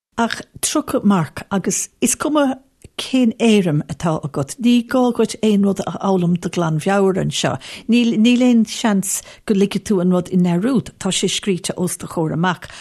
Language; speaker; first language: Irish; native; Irish